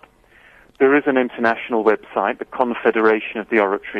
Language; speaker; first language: English; native; English